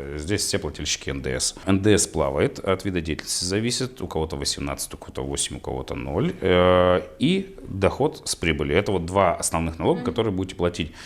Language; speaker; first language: Russian; native; Russian